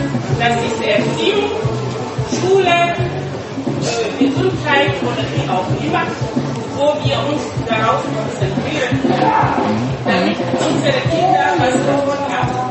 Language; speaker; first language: German; non-native, fluent; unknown